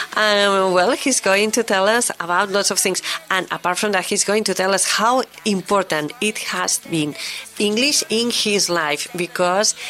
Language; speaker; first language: English; non-native, fluent; Catalan